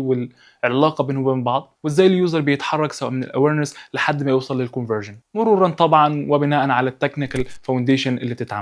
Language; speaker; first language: Arabic; native; Arabic